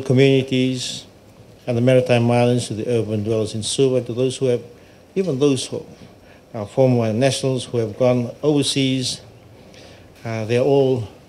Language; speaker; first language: English; non-native, local second language; Fijian